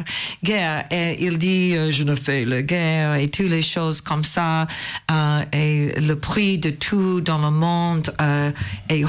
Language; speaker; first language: French; non-native, learner; English